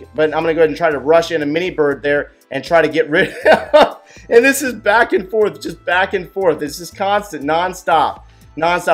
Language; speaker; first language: English; native; English